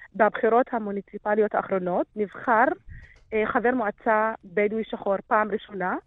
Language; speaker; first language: Hebrew; non-native, local second language; Arabic